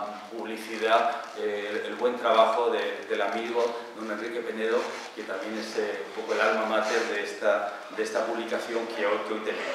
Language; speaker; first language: Spanish; native; Spanish